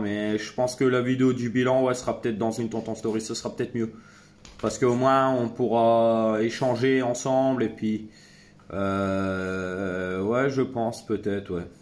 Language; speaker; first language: French; native; French